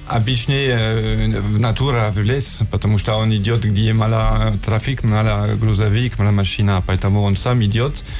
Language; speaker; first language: Russian; non-native, learner; French